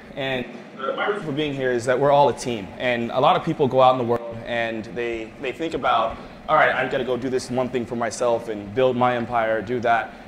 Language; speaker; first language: English; native; English